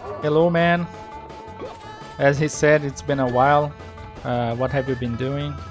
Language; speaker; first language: English; non-native, fluent; Portuguese